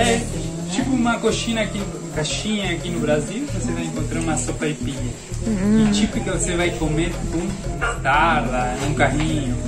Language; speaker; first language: Portuguese; non-native, fluent; Spanish